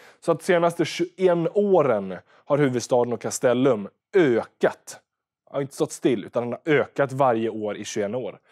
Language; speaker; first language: Swedish; native; Swedish